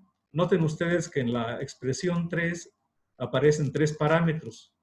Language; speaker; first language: Spanish; native; Spanish